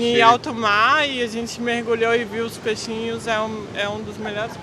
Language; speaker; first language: Portuguese; native; Portuguese